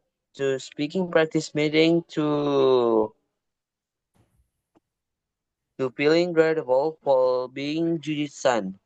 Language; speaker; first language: English; non-native, learner; Indonesian